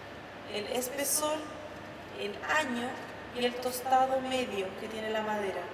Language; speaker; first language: Spanish; native; Spanish